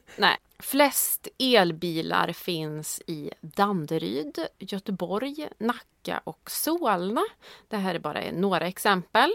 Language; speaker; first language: Swedish; native; Swedish